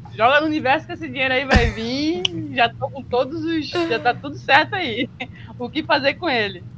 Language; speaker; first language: Portuguese; native; Portuguese